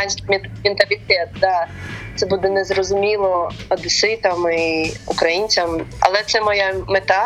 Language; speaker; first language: Ukrainian; non-native, local second language; Russian